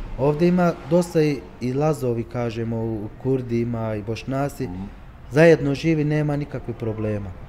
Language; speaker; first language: Croatian; early bilingual, heritage; Turkish